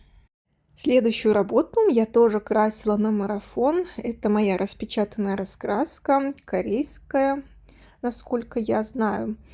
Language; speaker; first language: Russian; native; Russian